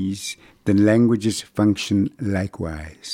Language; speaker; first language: English; non-native, fluent; Cree